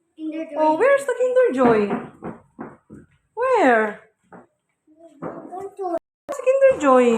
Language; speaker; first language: English; non-native, local second language; Cebuano